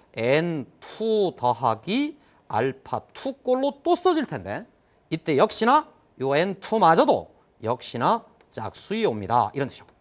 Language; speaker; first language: Korean; native; Korean